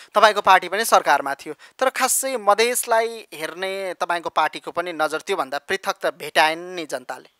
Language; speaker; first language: Nepali; native; Nepali